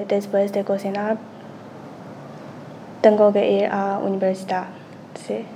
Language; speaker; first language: Spanish; non-native, learner; Chinese